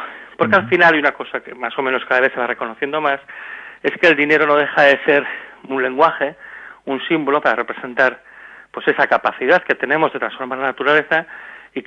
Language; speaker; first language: Spanish; native; Spanish